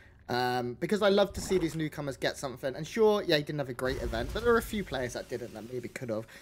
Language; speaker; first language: English; native; English